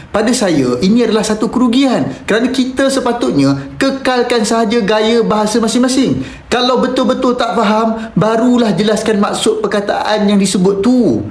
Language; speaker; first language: Malay; native; Malay